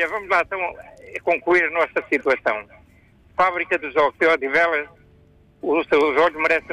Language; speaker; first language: Portuguese; native; Portuguese